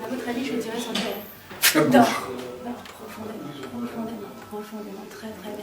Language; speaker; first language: French; native; French